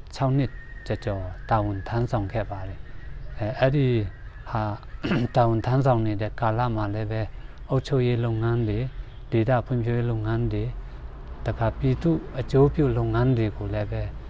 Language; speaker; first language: Burmese; non-native, local second language; Pa'o Karen